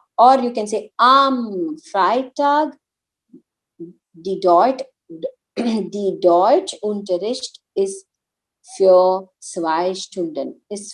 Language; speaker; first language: German; non-native, learner; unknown